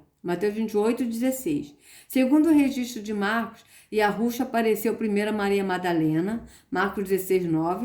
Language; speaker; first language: Portuguese; native; Portuguese